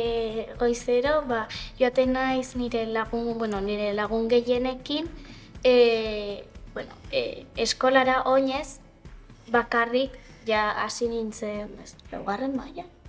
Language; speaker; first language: Basque; early bilingual, other home language; Wolof